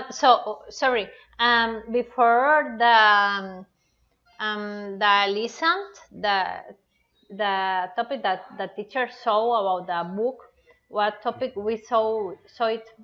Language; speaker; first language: English; non-native, learner; Spanish